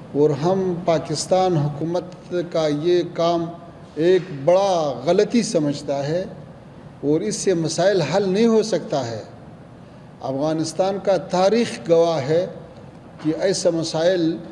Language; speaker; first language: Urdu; non-native, fluent; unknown